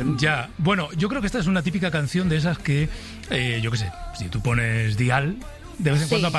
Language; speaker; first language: Spanish; native; Spanish